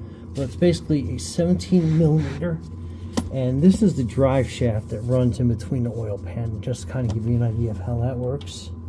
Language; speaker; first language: English; native; English